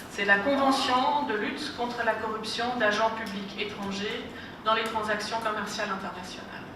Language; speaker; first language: French; non-native, fluent; German